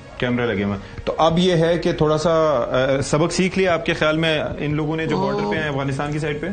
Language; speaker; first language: Urdu; native; Urdu